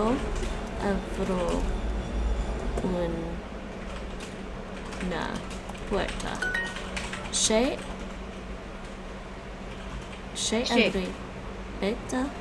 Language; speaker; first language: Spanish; non-native, learner; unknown